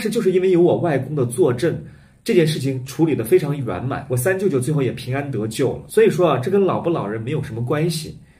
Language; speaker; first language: Chinese; native; Chinese